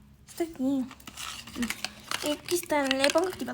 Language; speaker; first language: Spanish; native; Spanish